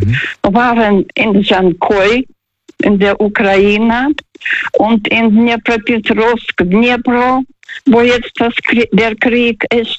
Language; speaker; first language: German; non-native, fluent; Russian